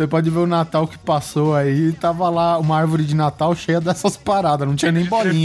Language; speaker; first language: Portuguese; native; Portuguese